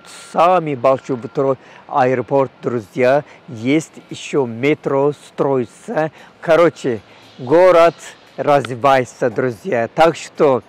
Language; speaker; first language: Russian; non-native, learner; Turkish